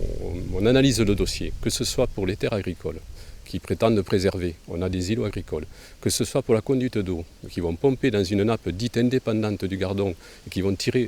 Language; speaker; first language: French; native; French